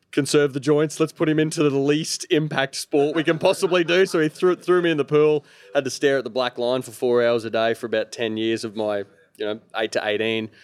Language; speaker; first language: English; early bilingual, other home language; Maltese